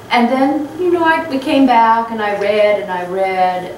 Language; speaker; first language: English; native; English